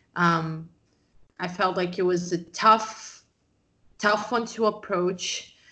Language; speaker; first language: English; non-native, fluent; Portuguese